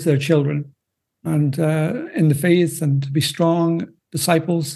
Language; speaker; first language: English; native; English